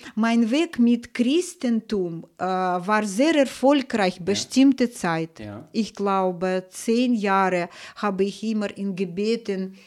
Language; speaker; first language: German; non-native, fluent; Russian